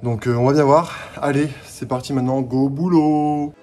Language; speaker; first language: French; native; French